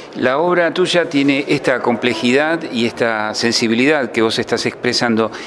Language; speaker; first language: Spanish; native; Spanish